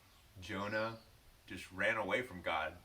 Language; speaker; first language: English; native; English